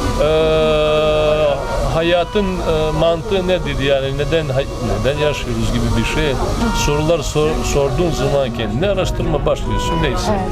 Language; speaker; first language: Turkish; non-native, fluent; Serbian